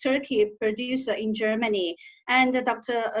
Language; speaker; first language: English; non-native, learner; Chinese